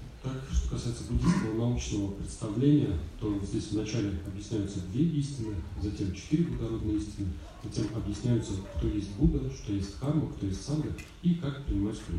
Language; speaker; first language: Russian; native; Russian